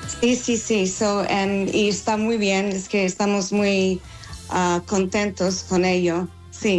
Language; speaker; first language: Spanish; non-native, fluent; English